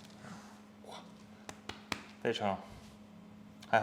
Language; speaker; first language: Chinese; non-native, fluent; English